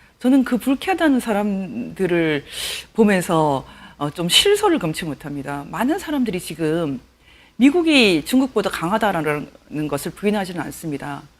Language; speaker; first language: Korean; native; Korean